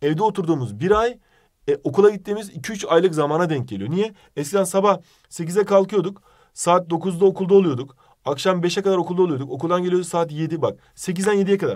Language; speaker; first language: Turkish; native; Turkish